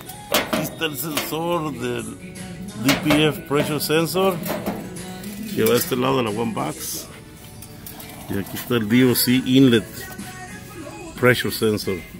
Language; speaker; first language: Spanish; native; Spanish